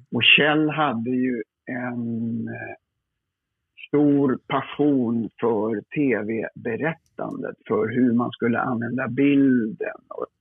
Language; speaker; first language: Swedish; native; Swedish